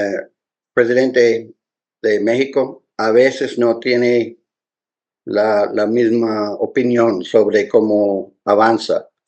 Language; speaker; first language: Spanish; non-native, learner; English